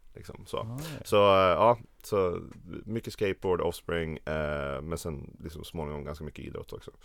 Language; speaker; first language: Swedish; native; Swedish